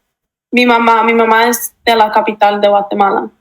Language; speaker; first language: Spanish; early bilingual, heritage; English